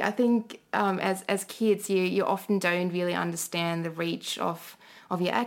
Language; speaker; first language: English; non-native, fluent; German